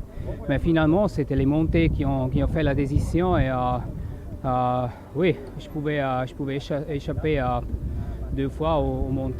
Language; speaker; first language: French; non-native, fluent; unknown